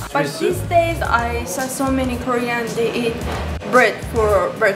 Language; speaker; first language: English; non-native, fluent; Persian